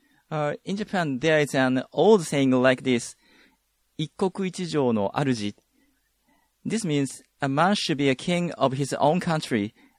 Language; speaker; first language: English; non-native, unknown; Japanese